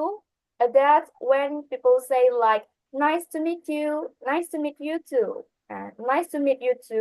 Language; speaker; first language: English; non-native, learner; Indonesian